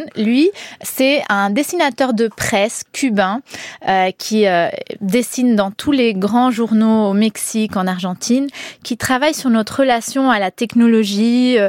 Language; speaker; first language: French; early bilingual, heritage; Spanish